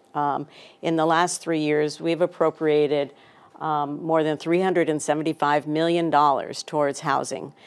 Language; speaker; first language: English; native; English